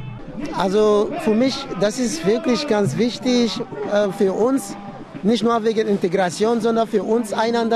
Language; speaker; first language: German; non-native, fluent; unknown